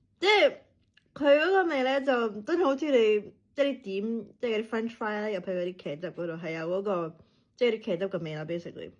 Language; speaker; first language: Cantonese; early bilingual, heritage; Cantonese